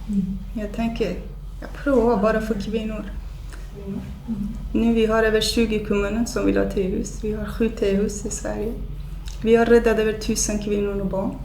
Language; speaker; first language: Swedish; non-native, fluent; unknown